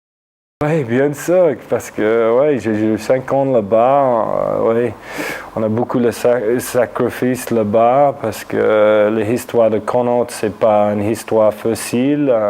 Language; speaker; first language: French; non-native, fluent; English